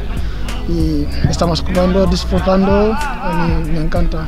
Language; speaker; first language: Spanish; non-native, learner; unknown